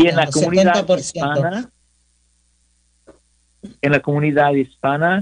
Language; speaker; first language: Spanish; non-native, learner; English